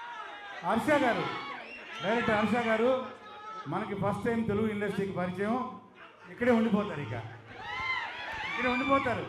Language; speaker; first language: Telugu; native; Telugu